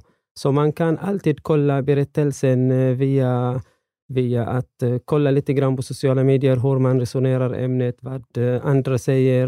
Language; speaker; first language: Swedish; non-native, fluent; Arabic